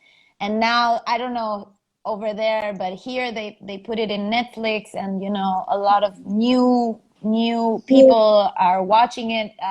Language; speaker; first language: English; non-native, fluent; Spanish